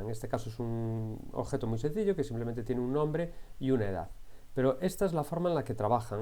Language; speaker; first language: Spanish; native; Spanish